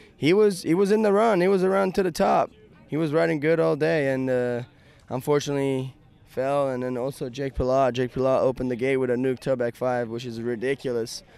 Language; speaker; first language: English; non-native, fluent; Japanese